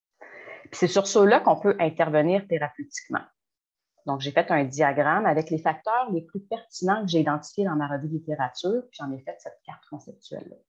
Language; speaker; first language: French; native; French